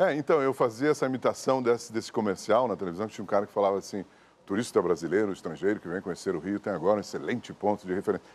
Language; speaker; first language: Portuguese; native; Portuguese